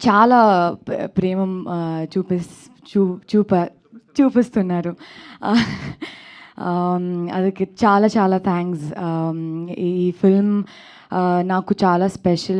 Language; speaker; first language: Telugu; non-native, learner; Kannada